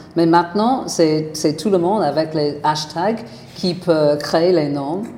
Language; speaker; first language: French; non-native, fluent; English